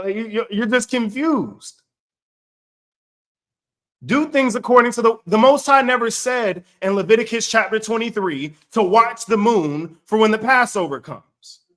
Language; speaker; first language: English; native; English